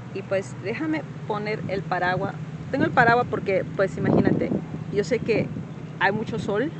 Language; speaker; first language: Spanish; early bilingual, other home language; English